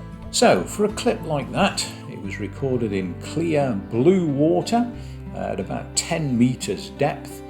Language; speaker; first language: English; native; English